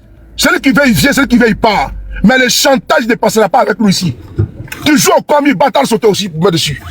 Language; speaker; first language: French; native; French